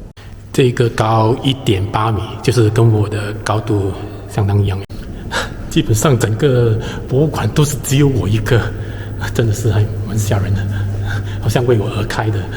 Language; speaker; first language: Chinese; native; Chinese